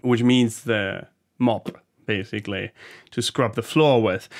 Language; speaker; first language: English; non-native, fluent; German